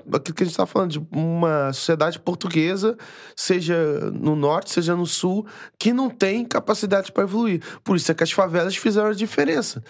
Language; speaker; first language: Portuguese; native; Portuguese